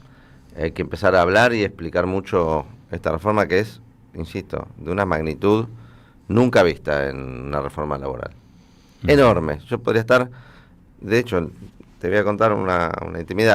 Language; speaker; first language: Spanish; native; Spanish